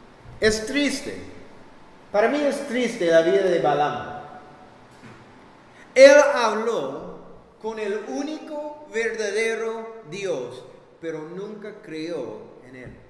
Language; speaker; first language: Spanish; non-native, fluent; English